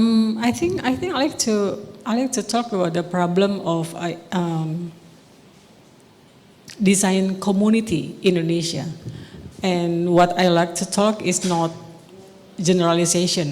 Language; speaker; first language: English; non-native, local second language; Indonesian